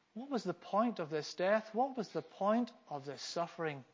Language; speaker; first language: English; native; English